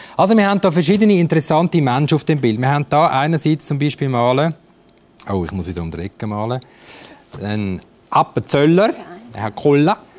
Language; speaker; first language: German; native; German